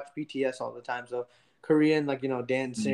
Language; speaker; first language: English; early bilingual, other home language; Gujarati